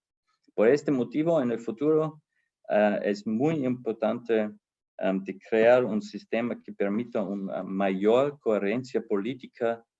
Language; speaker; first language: Spanish; non-native, fluent; German